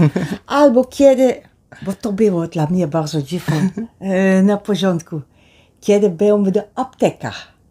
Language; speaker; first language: Polish; non-native, learner; Dutch